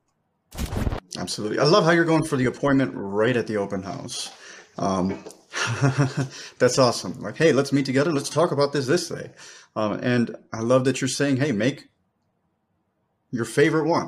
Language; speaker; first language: English; native; English